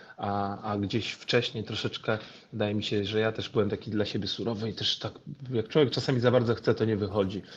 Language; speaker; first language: Polish; native; Polish